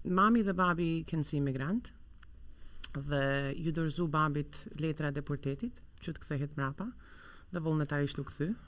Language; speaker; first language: Albanian; native; Albanian